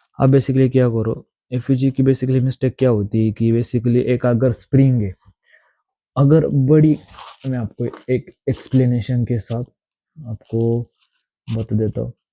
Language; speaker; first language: Hindi; non-native, local second language; Marathi